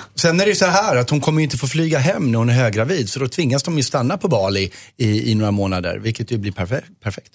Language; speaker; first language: Swedish; native; Swedish